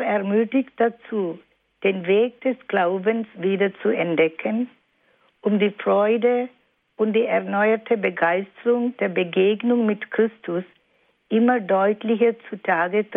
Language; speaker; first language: German; non-native, fluent; Malayalam